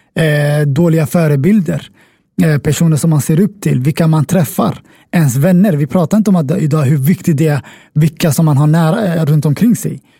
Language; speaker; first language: Swedish; early bilingual, other home language; Somali